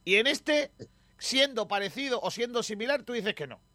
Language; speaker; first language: Spanish; native; Spanish